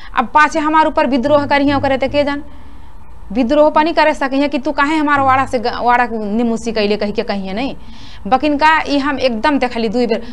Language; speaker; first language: Bhojpuri; native; Bhojpuri